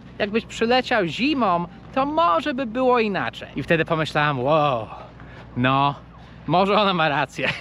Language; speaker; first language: Polish; non-native, fluent; English